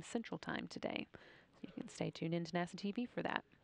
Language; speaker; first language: English; native; English